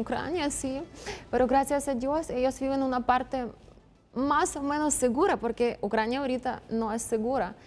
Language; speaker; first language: Spanish; non-native, fluent; Ukrainian